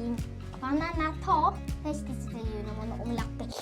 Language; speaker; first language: Japanese; early bilingual, heritage; Japanese